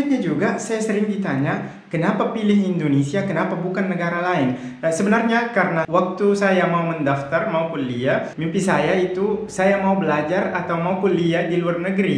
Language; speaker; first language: Indonesian; non-native, fluent; Arabic